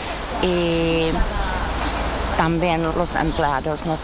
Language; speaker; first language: Spanish; non-native, learner; Czech